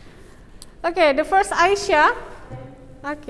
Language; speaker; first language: English; non-native, local second language; Indonesian